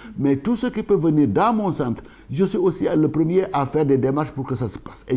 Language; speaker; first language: French; non-native, local second language; Wolof